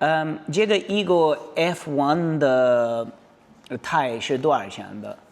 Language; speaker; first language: Chinese; non-native, learner; English